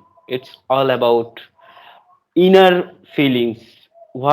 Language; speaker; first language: English; non-native, learner; Bangla